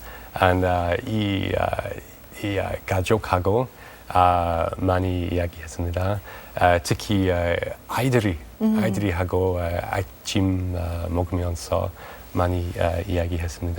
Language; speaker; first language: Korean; non-native, learner; English